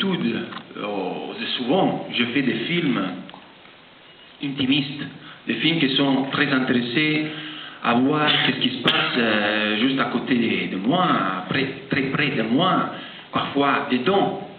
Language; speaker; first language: French; non-native, fluent; Italian